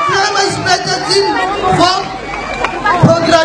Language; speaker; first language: German; non-native, learner; Somali